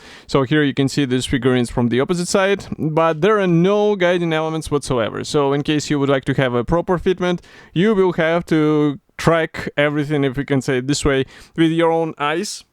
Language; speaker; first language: English; non-native, fluent; Russian